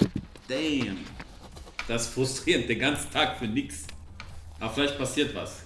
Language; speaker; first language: German; native; German